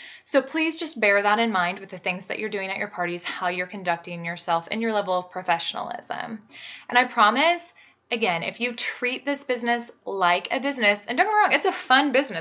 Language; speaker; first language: English; native; English